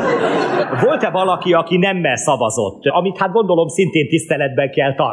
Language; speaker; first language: Hungarian; native; Hungarian